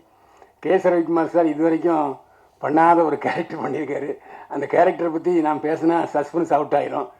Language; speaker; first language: Tamil; native; Tamil